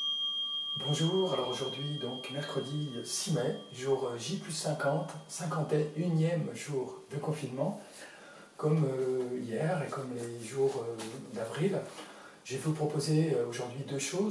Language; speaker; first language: French; native; French